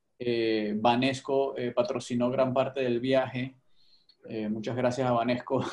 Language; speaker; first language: Spanish; native; Spanish